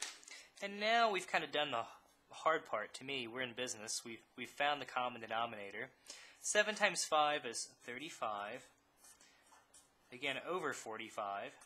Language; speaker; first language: English; native; English